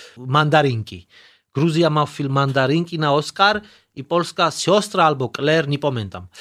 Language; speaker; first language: Polish; non-native, learner; Georgian